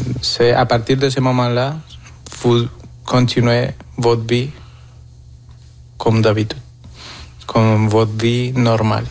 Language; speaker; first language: French; non-native, fluent; Spanish